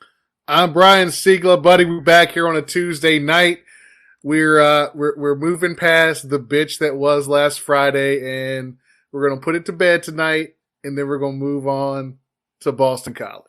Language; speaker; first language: English; native; English